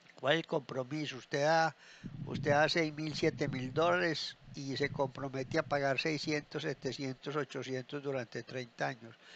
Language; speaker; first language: Spanish; native; Spanish